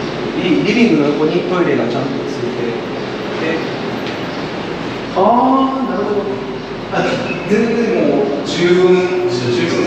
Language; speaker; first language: Japanese; native; Japanese